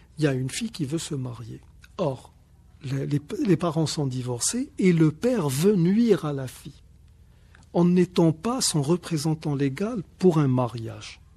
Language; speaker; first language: French; non-native, local second language; Arabic